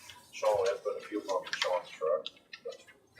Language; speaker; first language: English; native; English